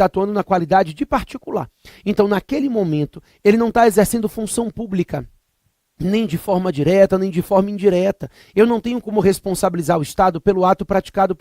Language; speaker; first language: Portuguese; native; Portuguese